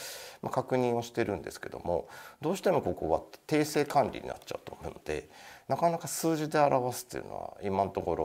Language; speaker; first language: Japanese; native; Japanese